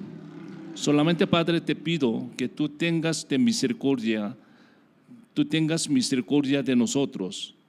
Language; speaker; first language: Spanish; non-native, learner; Korean